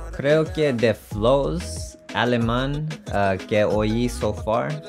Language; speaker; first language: Spanish; non-native, learner; English